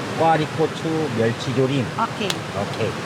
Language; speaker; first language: Korean; native; Korean